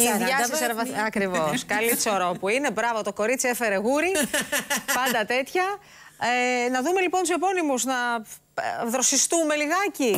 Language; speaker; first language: Greek; native; Greek